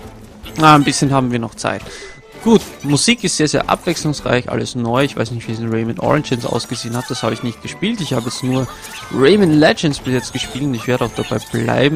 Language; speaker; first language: German; native; German